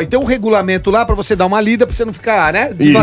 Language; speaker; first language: Portuguese; native; Portuguese